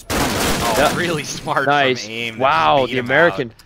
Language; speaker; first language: English; native; English